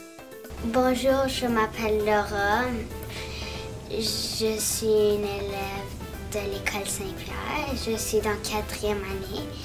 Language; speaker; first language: French; early bilingual, other home language; Spanish